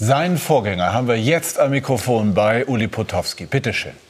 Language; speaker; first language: German; native; German